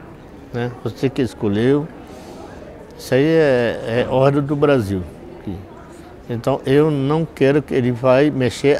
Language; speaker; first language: Portuguese; non-native, local second language; Yanomámi